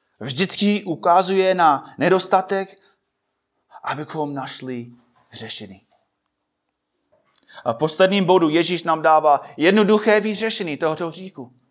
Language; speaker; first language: Czech; non-native, fluent; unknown